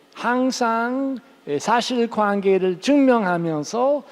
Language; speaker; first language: Korean; non-native, fluent; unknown